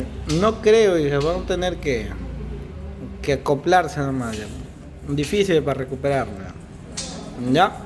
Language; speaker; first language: Spanish; native; Spanish